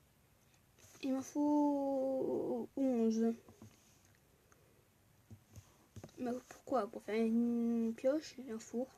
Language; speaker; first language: French; native; French